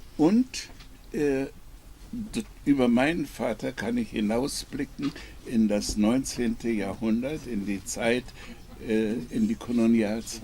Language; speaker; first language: German; non-native, fluent; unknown